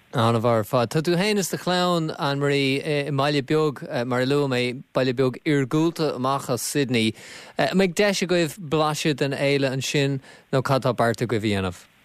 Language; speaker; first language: Irish; native; Irish